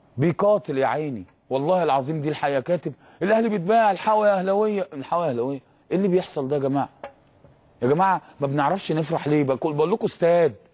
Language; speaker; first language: Arabic; native; Arabic